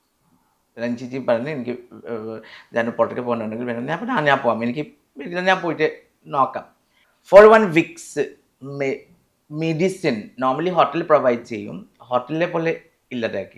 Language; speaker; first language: Malayalam; non-native, fluent; Assamese